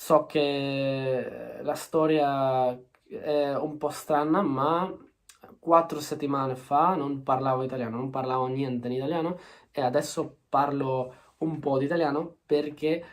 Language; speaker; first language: Italian; non-native, learner; Spanish